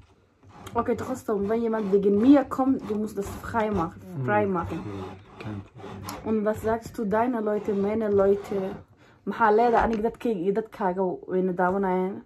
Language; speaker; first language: German; non-native, learner; Somali